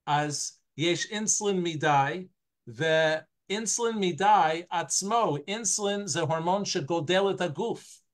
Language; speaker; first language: Hebrew; non-native, fluent; English